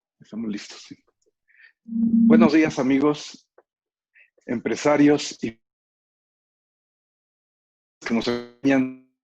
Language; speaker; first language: Spanish; native; Spanish